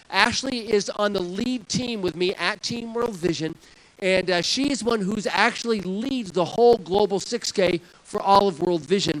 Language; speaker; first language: English; native; English